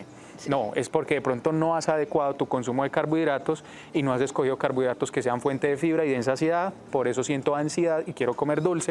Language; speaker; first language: Spanish; native; Spanish